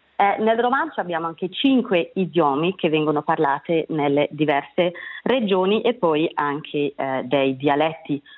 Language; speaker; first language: Italian; non-native, local second language; Swiss German